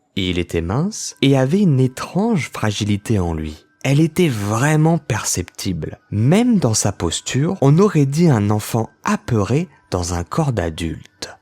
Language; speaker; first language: French; native; French